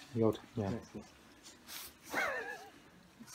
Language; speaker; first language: English; non-native, learner; Vietnamese